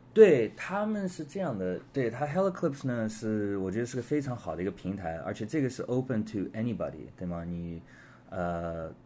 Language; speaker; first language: Chinese; early bilingual, heritage; Chinese